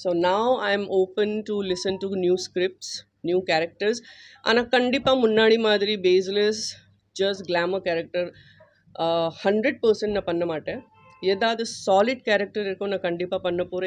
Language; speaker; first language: Tamil; non-native, learner; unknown